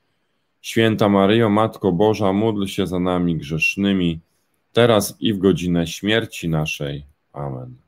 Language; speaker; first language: Polish; native; Polish